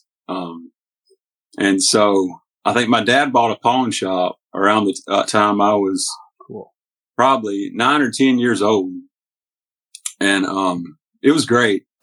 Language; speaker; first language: English; native; English